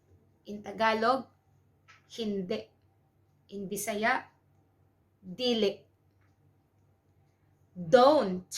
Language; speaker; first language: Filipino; non-native, local second language; Cebuano